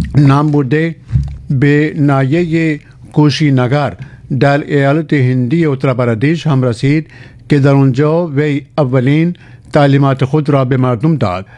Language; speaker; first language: Persian; non-native, fluent; Urdu